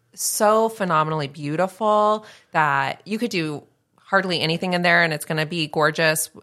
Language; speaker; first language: English; native; English